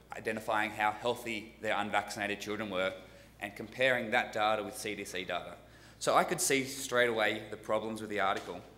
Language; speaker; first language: English; native; English